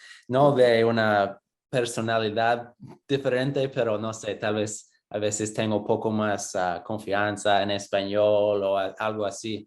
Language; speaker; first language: Spanish; non-native, fluent; English